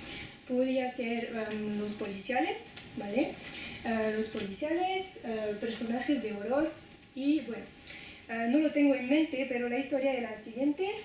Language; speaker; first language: Spanish; non-native, fluent; French